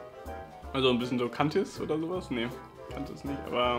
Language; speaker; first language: German; native; German